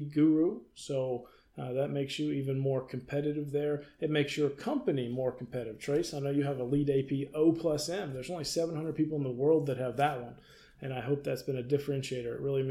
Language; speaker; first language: English; native; English